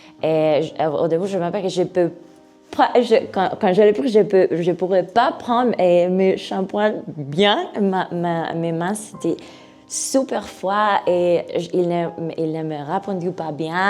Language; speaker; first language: French; non-native, learner; Spanish